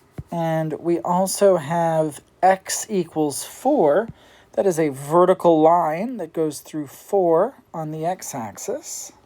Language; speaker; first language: English; native; English